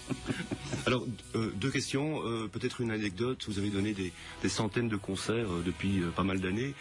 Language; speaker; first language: French; native; French